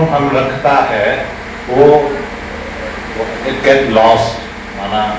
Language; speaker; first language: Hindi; early bilingual, heritage; Hindi